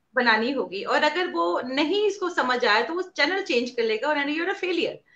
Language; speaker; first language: Hindi; native; Hindi